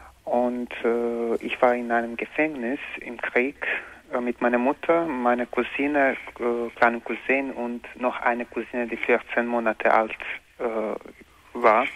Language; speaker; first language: German; non-native, learner; Croatian